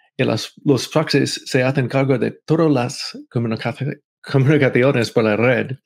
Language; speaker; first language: Spanish; non-native, fluent; English